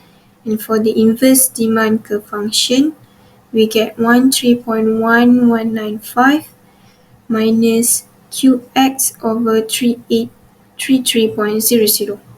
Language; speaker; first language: English; non-native, local second language; Malay